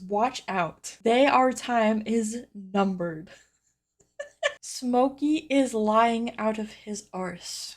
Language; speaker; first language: English; native; English